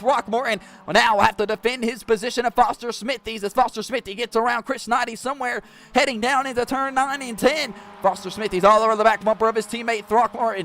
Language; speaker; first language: English; native; English